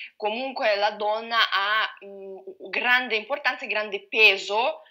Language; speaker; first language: Italian; non-native, fluent; Russian